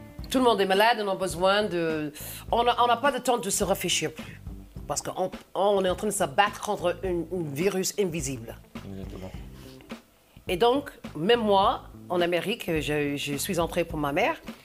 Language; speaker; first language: French; non-native, fluent; English